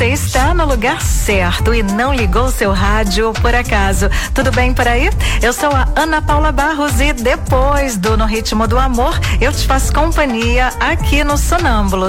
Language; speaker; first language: Portuguese; native; Portuguese